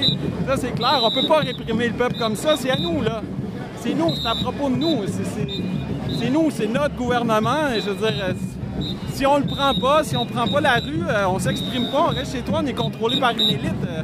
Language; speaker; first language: French; native; French